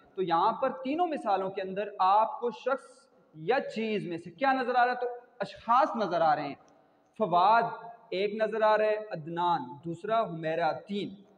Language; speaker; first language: Urdu; non-native, local second language; Punjabi